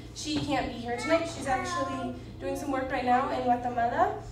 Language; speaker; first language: English; native; English